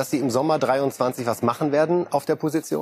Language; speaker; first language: German; native; German